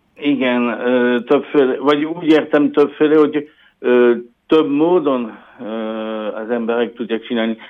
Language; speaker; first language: Hungarian; non-native, learner; French